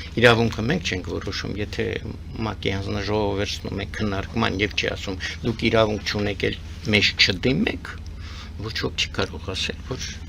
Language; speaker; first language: Armenian; early bilingual, heritage; Armenian